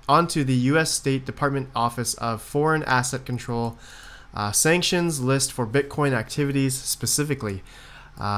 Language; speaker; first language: English; native; English